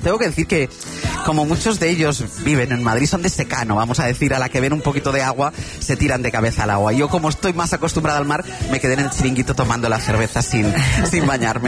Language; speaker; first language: Spanish; native; Spanish